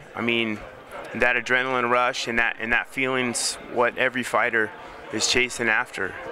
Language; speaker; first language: English; native; English